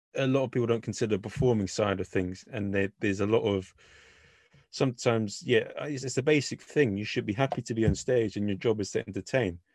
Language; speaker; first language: English; native; English